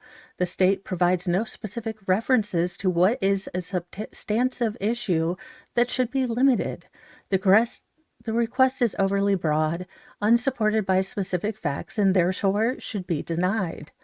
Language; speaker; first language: English; native; English